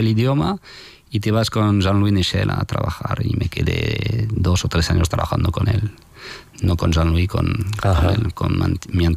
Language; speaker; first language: Spanish; non-native, fluent; French